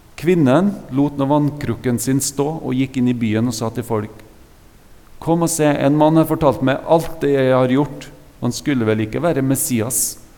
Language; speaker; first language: Norwegian; native; Norwegian